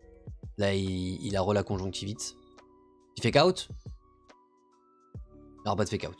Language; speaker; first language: French; native; French